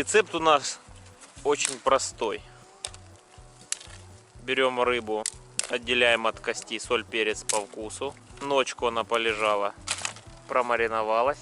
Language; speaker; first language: Russian; native; Russian